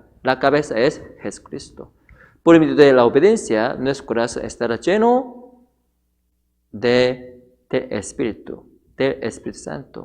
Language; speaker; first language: Spanish; non-native, fluent; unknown